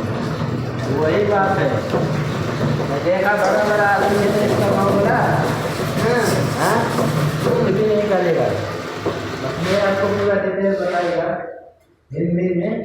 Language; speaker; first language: Hindi; non-native, learner; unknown